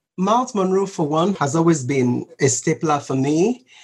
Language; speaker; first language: English; non-native, local second language; Yoruba